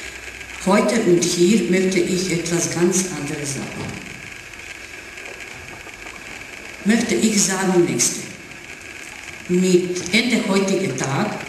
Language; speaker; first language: German; non-native, learner; Serbian